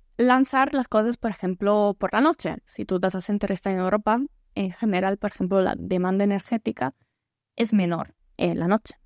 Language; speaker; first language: Spanish; non-native, fluent; Italian